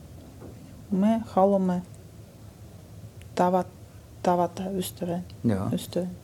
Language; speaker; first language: Finnish; non-native, learner; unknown